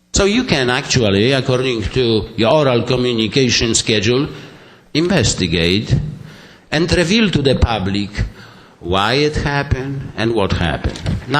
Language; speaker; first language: English; non-native, fluent; Polish